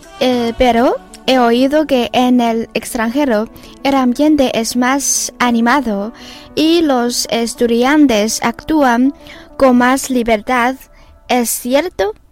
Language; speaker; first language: Spanish; non-native, fluent; Chinese